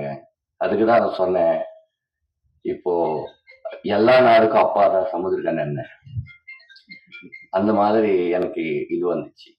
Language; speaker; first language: Tamil; non-native, learner; Telugu